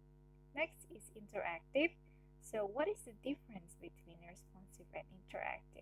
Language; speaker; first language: English; non-native, learner; Indonesian